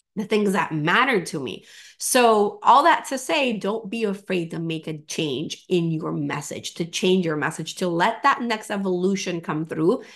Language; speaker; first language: English; non-native, fluent; Spanish